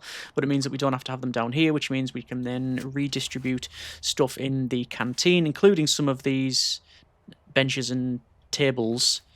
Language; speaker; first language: English; native; English